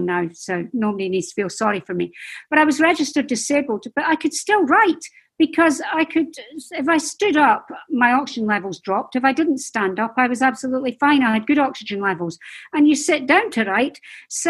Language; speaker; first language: English; native; English